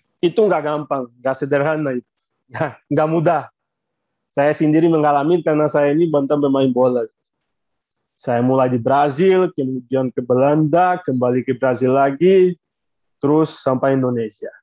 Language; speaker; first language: Indonesian; non-native, fluent; Portuguese